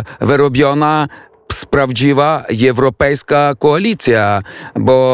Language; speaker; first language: Polish; non-native, fluent; Ukrainian